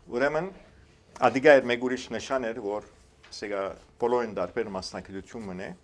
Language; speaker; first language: Armenian; early bilingual, heritage; Armenian